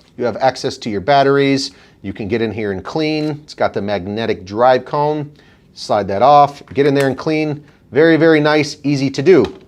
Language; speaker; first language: English; native; English